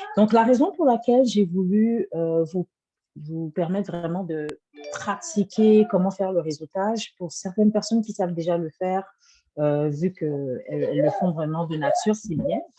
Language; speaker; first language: French; native; French